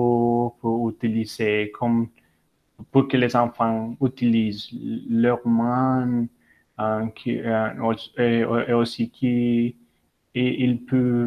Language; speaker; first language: French; non-native, learner; Spanish